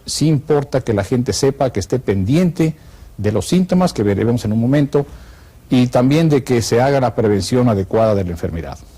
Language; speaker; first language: Spanish; native; Spanish